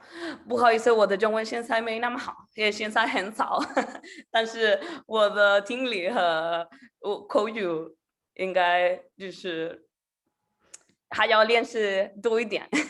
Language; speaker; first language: Chinese; non-native, learner; Spanish